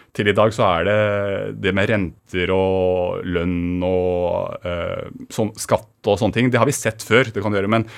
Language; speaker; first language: Norwegian; early bilingual, other home language; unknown